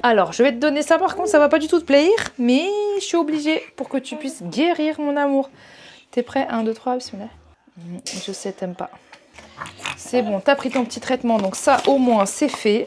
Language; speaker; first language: French; native; French